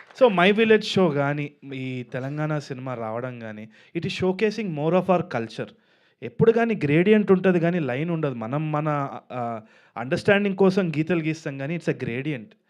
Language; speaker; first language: Telugu; native; Telugu